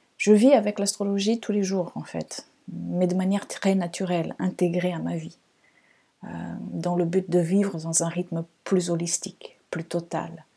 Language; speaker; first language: French; non-native, fluent; Portuguese